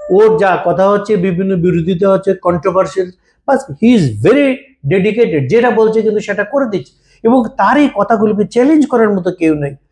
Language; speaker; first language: Bangla; native; Bangla